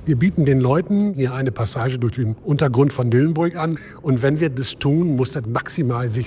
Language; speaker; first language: German; native; German